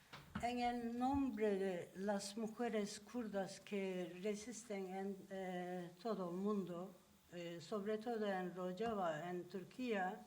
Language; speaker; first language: Spanish; non-native, learner; Turkish